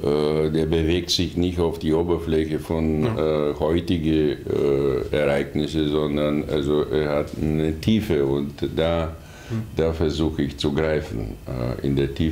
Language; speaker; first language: German; non-native, fluent; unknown